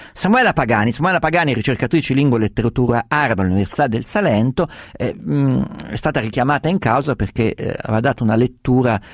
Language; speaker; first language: Italian; native; Italian